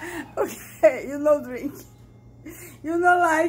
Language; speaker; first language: English; non-native, learner; Portuguese